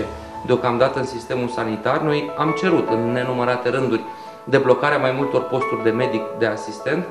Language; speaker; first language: Romanian; native; Romanian